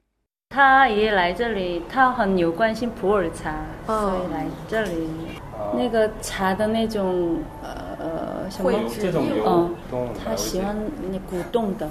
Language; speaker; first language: Chinese; non-native, learner; Korean